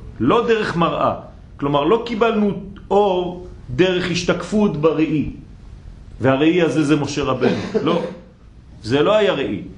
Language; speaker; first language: Hebrew; non-native, fluent; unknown